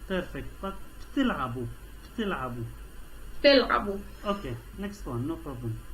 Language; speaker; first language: English; non-native, fluent; Arabic